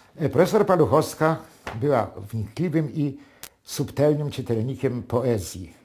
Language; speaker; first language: Polish; native; Polish